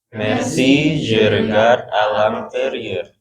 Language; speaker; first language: French; non-native, learner; Indonesian